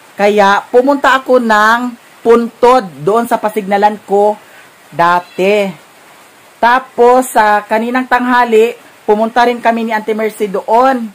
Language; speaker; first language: Filipino; non-native, local second language; Cebuano